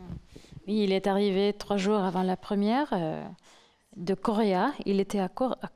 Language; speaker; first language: French; non-native, fluent; English